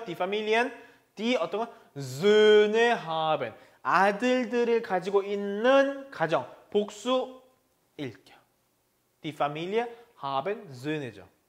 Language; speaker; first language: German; non-native, fluent; Korean